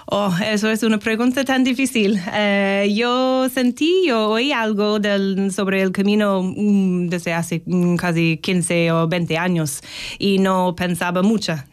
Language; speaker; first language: Spanish; non-native, fluent; English